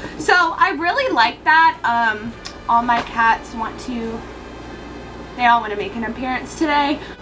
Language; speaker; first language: English; native; English